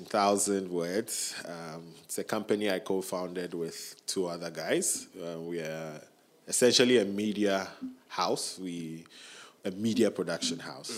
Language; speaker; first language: English; non-native, local second language; Akan